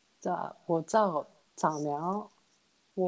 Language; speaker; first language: Chinese; non-native, learner; Japanese